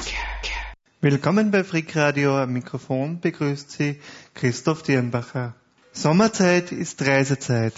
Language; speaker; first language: German; native; German